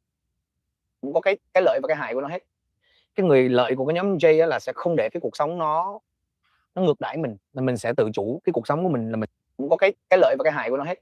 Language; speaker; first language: Vietnamese; native; Vietnamese